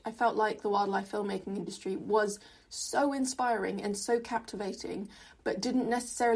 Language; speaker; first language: English; non-native, local second language; Cantonese